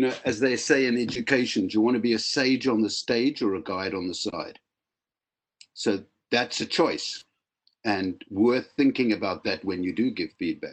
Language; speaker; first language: English; native; English